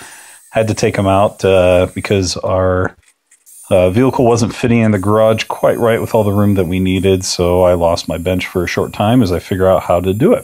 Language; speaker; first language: English; native; English